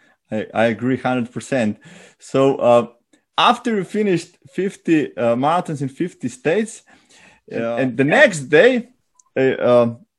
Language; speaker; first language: English; non-native, learner; Slovenian